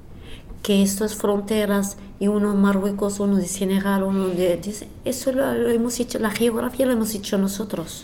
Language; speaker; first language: Spanish; non-native, fluent; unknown